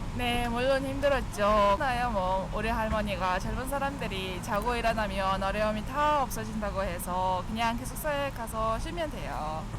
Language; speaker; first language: Korean; non-native, fluent; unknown